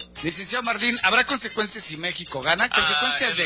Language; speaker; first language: Spanish; native; Spanish